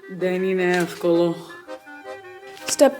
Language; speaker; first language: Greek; non-native, learner; Portuguese